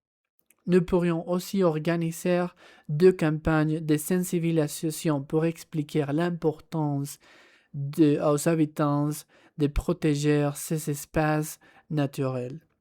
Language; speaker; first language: French; non-native, learner; Spanish